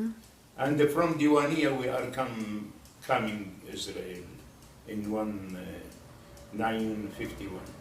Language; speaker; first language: English; non-native, learner; Hebrew